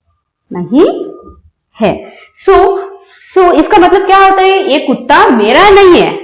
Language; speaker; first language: Hindi; non-native, local second language; Telugu